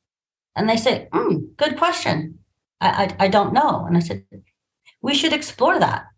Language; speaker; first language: English; native; English